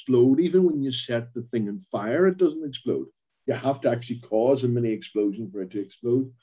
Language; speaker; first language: English; native; English